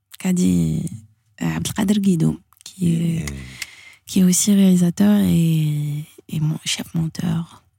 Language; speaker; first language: French; non-native, local second language; Arabic